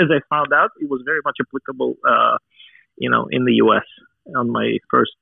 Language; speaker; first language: English; non-native, fluent; Russian